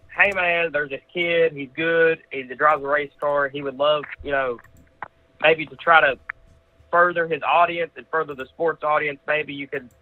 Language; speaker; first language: English; native; English